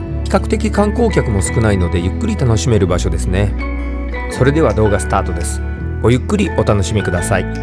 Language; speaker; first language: Japanese; native; Japanese